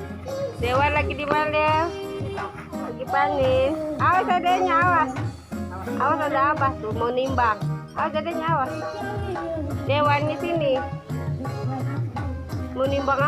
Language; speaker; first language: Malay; non-native, local second language; Sundanese